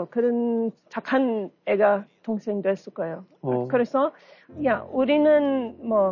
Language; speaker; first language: Korean; non-native, learner; English